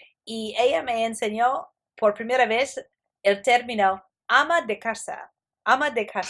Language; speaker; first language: Spanish; non-native, fluent; English